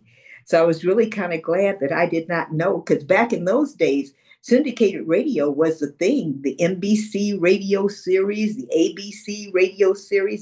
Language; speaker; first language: English; native; English